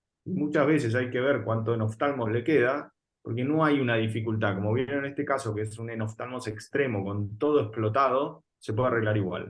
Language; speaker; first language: Spanish; native; Spanish